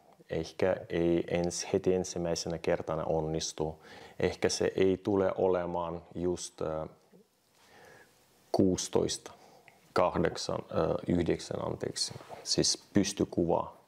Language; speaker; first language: Finnish; non-native, fluent; Russian